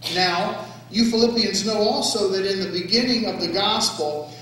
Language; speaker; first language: English; native; English